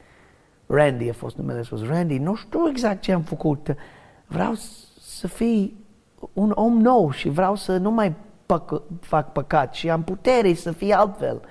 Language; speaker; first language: Romanian; non-native, learner; English